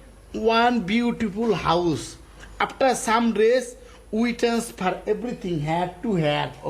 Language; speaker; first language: English; non-native, learner; Bangla